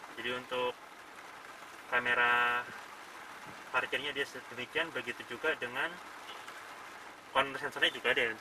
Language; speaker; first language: Indonesian; native; Indonesian